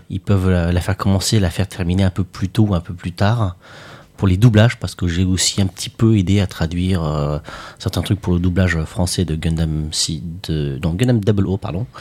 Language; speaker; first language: French; native; French